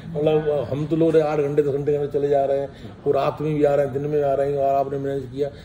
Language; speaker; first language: Hindi; native; Hindi